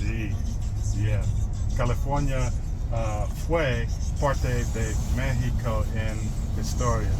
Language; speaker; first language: Spanish; non-native, learner; English